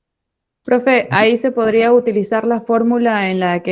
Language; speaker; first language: Spanish; native; Spanish